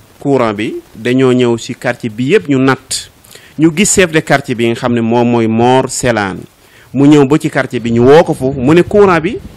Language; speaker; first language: Wolof; non-native, local second language; Fula